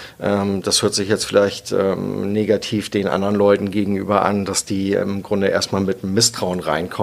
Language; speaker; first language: German; native; German